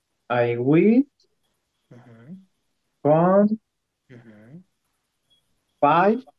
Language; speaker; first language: English; non-native, learner; Spanish